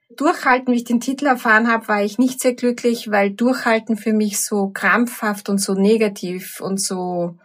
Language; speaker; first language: German; native; German